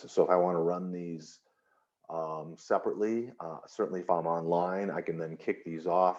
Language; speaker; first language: English; native; English